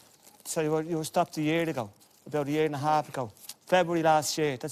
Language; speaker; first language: English; native; English